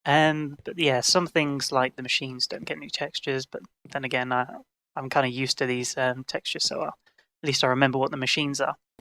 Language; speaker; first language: English; native; English